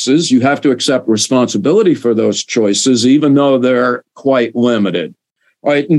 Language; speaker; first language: English; native; English